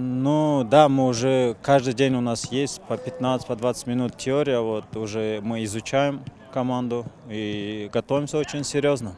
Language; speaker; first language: Russian; non-native, local second language; Tajik